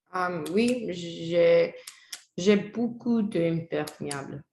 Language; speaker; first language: French; non-native, learner; Spanish